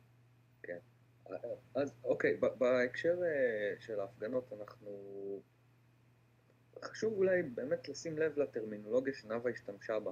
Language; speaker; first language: Hebrew; native; Hebrew